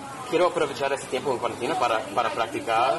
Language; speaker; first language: Spanish; non-native, learner; English